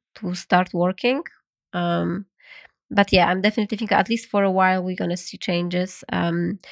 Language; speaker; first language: English; non-native, fluent; Polish